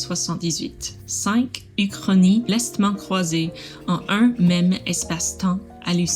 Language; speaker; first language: French; non-native, learner; English